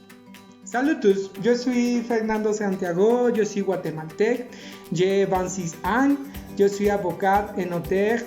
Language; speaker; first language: French; non-native, learner; Spanish